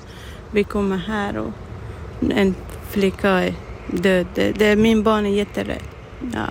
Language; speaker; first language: Swedish; non-native, learner; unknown